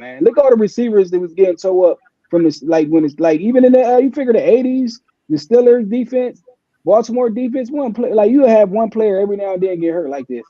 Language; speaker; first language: English; native; English